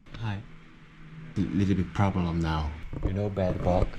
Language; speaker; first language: English; non-native, learner; Korean